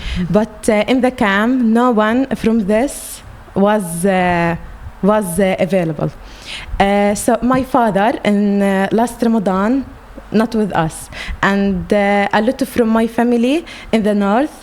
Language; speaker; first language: English; non-native, learner; Arabic